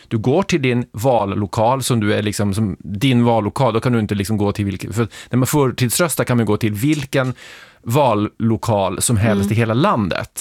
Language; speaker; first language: Swedish; native; Swedish